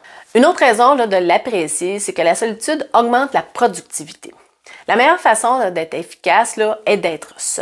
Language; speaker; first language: French; native; French